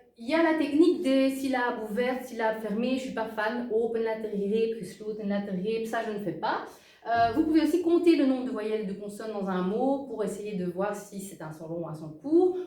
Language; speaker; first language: French; native; French